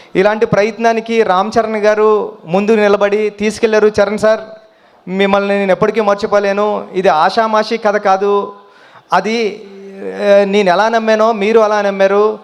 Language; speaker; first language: Telugu; native; Telugu